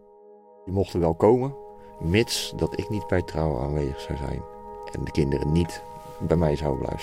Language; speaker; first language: Dutch; native; Dutch